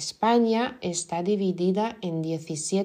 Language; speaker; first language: Spanish; non-native, fluent; Lithuanian